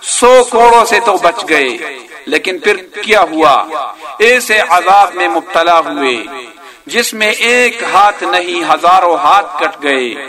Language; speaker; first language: Urdu; non-native, local second language; Pashto